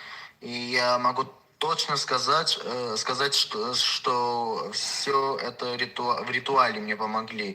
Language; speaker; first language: Russian; non-native, fluent; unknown